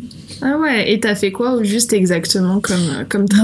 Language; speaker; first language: French; native; French